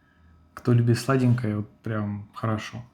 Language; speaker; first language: Russian; native; Russian